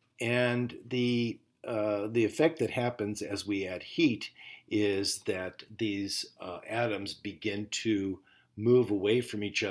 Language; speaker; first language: English; native; English